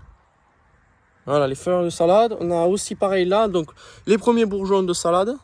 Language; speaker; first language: French; native; French